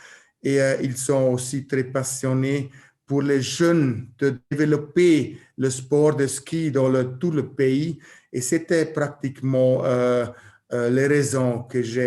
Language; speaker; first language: French; non-native, learner; German